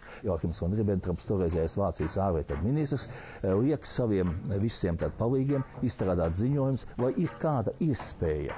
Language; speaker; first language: Latvian; native; Latvian